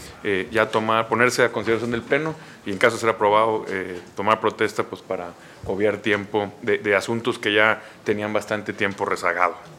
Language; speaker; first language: Spanish; native; Spanish